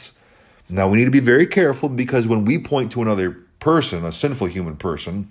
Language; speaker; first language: English; native; English